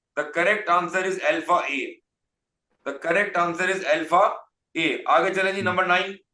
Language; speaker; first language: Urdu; native; Urdu